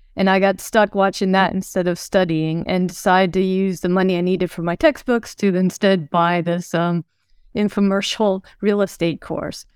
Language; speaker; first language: English; early bilingual, other home language; Swedish